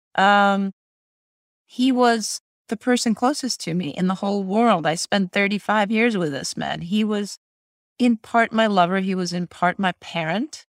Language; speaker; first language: English; non-native, fluent; Swedish